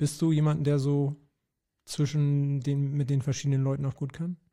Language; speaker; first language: German; native; German